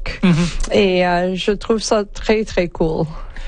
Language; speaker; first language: French; non-native, learner; English